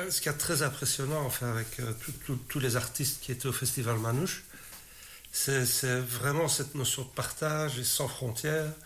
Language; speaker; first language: French; native; French